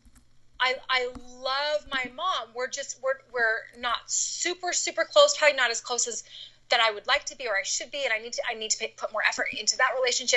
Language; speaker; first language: English; native; English